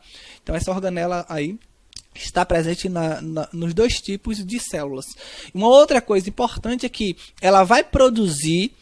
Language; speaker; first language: Portuguese; native; Portuguese